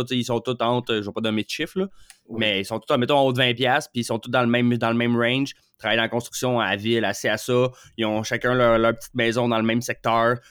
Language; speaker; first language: French; native; French